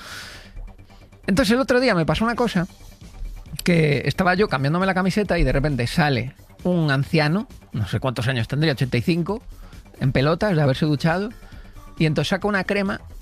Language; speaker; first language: Spanish; native; Spanish